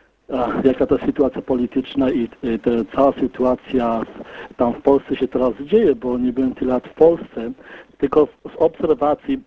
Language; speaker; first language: Polish; early bilingual, heritage; Polish